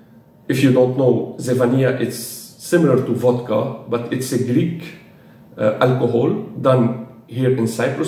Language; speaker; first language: English; non-native, fluent; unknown